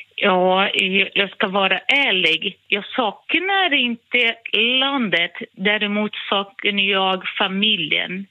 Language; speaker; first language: Swedish; non-native, fluent; Portuguese